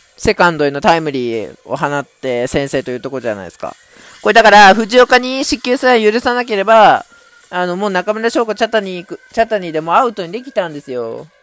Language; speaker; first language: Japanese; native; Japanese